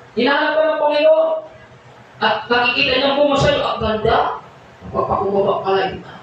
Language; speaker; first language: Filipino; non-native, local second language; Cebuano